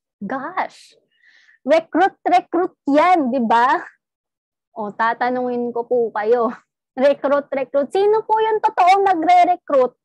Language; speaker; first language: Filipino; non-native, local second language; Cebuano